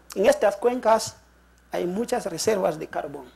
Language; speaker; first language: Spanish; non-native, fluent; Shona